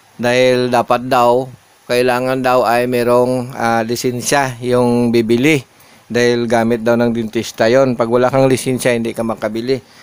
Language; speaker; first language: Filipino; non-native, local second language; Hiligaynon